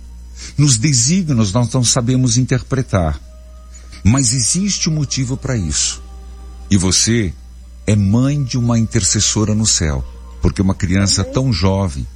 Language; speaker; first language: Portuguese; native; Portuguese